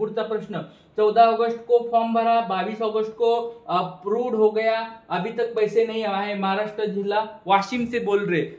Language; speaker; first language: Hindi; non-native, local second language; Marathi